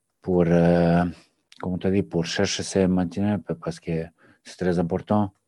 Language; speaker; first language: French; non-native, learner; Serbian